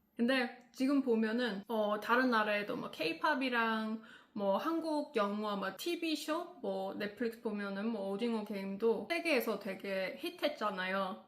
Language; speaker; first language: Korean; non-native, fluent; English